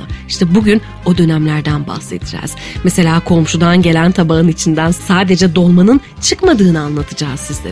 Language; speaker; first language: Turkish; native; Turkish